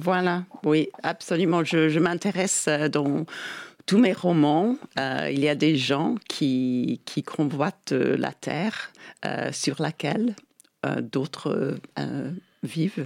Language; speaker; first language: French; non-native, fluent; English